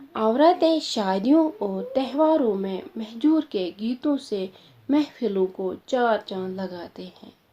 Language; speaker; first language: Urdu; non-native, local second language; Kashmiri